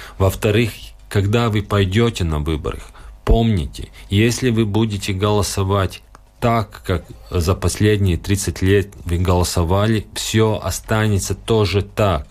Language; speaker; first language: Russian; non-native, local second language; Latvian